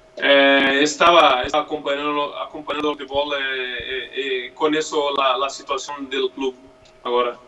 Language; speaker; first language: Spanish; non-native, learner; Portuguese